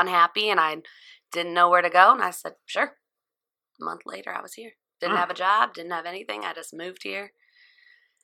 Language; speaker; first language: English; native; English